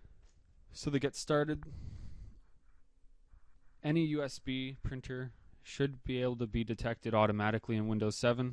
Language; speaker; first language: English; native; English